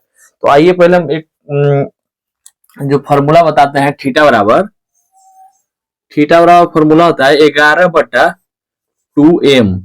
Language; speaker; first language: Hindi; native; Hindi